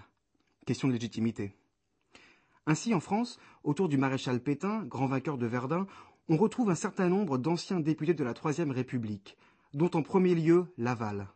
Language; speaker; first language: French; native; French